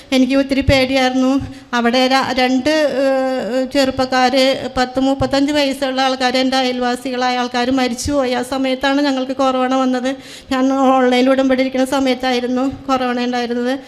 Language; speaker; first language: Malayalam; native; Malayalam